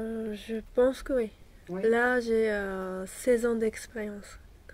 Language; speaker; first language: French; non-native, fluent; Japanese